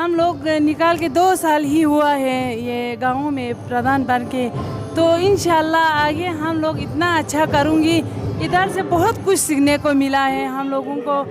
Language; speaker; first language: Hindi; non-native, local second language; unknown